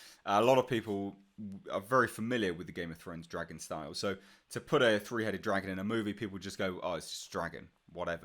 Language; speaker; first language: English; native; English